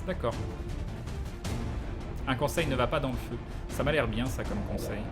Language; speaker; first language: French; native; French